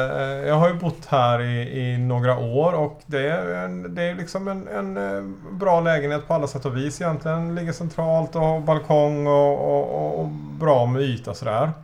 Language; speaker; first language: Swedish; native; Swedish